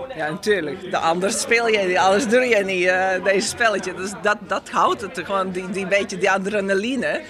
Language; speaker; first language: Dutch; non-native, fluent; Latvian